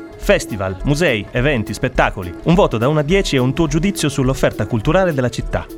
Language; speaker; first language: Italian; native; Italian